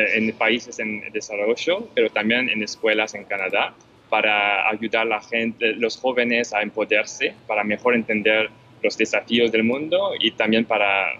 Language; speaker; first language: Spanish; non-native, fluent; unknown